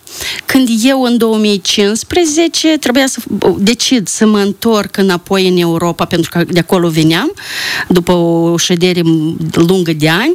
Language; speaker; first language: Romanian; native; Romanian